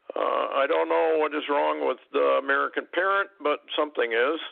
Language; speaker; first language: English; native; English